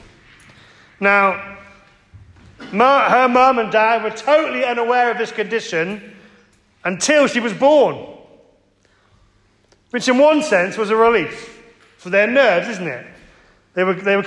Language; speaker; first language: English; native; English